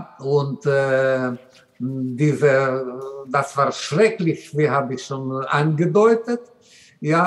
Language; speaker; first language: German; non-native, learner; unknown